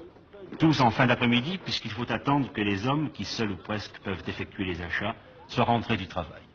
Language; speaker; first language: French; native; French